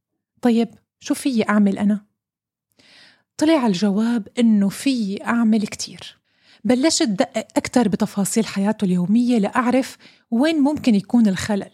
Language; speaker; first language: Arabic; native; Arabic